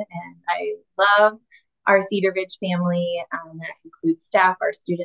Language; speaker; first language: English; native; English